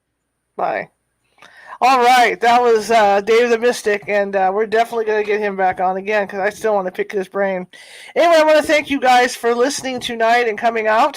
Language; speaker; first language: English; native; English